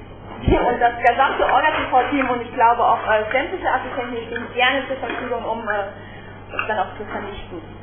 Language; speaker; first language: German; native; German